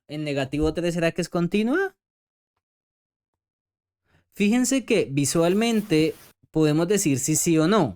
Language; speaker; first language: Spanish; native; Spanish